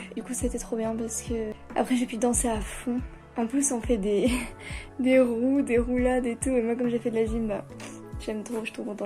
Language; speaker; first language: French; native; French